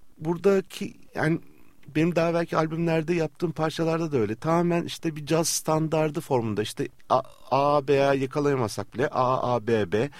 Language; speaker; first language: Turkish; native; Turkish